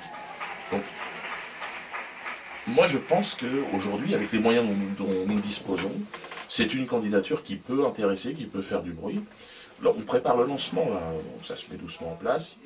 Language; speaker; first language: French; native; French